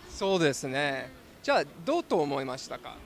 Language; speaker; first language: Japanese; non-native, learner; English